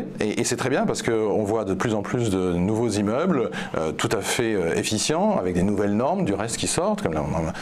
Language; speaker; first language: French; native; French